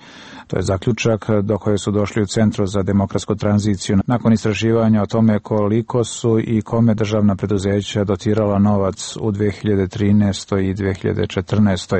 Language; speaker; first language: Bosnian; native; Bosnian